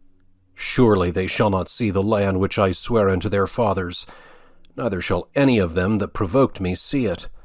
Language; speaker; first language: English; native; English